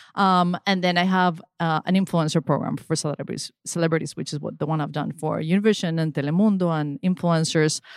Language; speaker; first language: English; early bilingual, other home language; Spanish